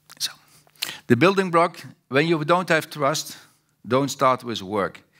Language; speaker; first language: English; non-native, fluent; Dutch